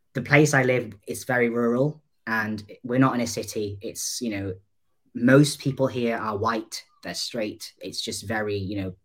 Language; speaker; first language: English; native; English